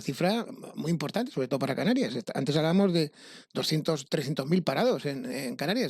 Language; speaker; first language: Spanish; native; Spanish